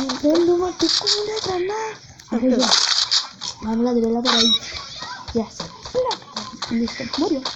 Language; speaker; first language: Spanish; native; Spanish